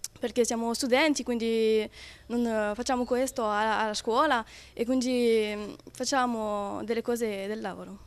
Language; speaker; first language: Italian; non-native, learner; French